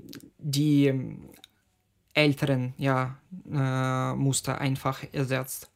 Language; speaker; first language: German; non-native, fluent; Ukrainian